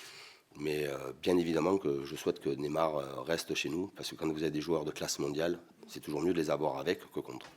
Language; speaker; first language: French; native; French